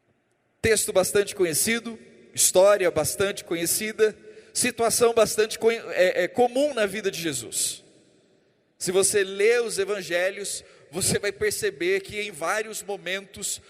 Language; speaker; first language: Portuguese; native; Portuguese